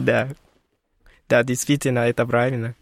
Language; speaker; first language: Russian; non-native, learner; Vietnamese